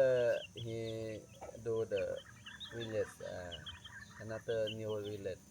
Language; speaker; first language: English; non-native, learner; Thai